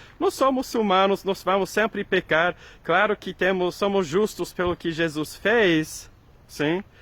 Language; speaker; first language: Portuguese; non-native, fluent; English